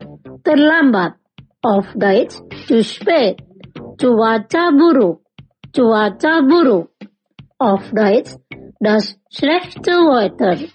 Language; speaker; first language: German; non-native, fluent; Indonesian